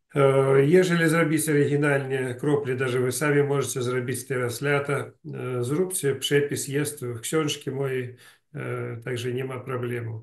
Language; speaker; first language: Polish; non-native, learner; Ukrainian